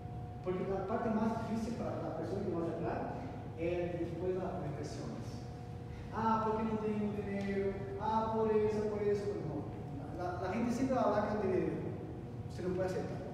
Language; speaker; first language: Spanish; non-native, learner; Portuguese